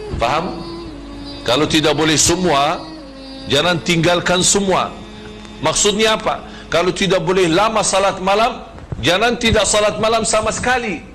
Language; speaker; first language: Malay; non-native, fluent; Arabic